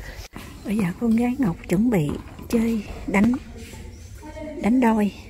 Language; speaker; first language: Vietnamese; native; Vietnamese